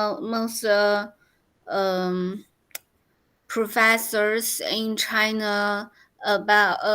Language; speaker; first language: English; non-native, learner; Chinese